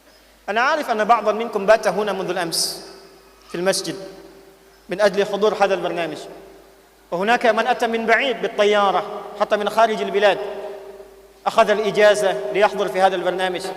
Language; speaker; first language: Arabic; non-native, fluent; Indonesian